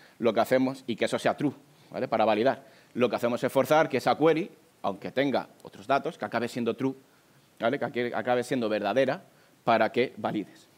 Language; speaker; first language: Spanish; native; Spanish